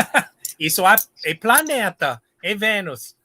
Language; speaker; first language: Portuguese; non-native, learner; English